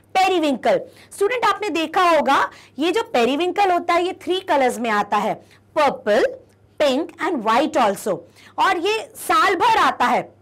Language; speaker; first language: Hindi; native; Hindi